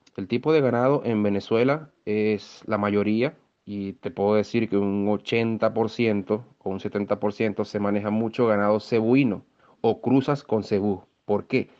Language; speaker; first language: Spanish; native; Spanish